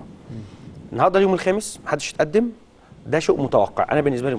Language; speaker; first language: Arabic; native; Arabic